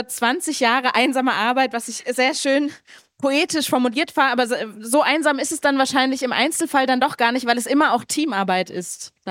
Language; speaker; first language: German; native; German